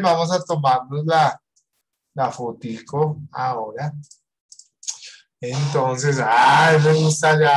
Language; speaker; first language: Spanish; native; Spanish